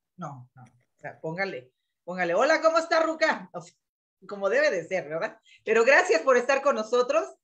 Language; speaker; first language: Spanish; native; Spanish